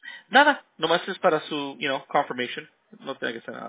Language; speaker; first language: Spanish; early bilingual, heritage; Spanish